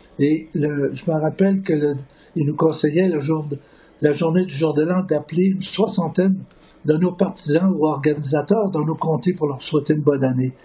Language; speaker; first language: French; native; French